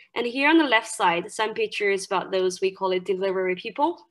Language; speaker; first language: English; non-native, fluent; Chinese